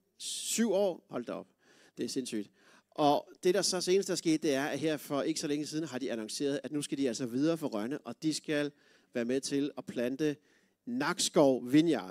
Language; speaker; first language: Danish; native; Danish